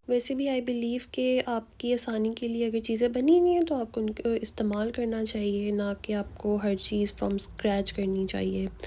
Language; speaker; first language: Hindi; native; Hindi